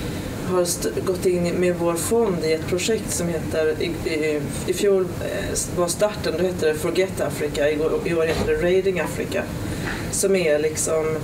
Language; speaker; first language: Swedish; native; Swedish